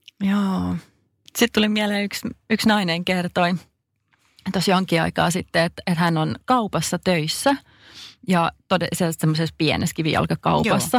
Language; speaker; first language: Finnish; native; Finnish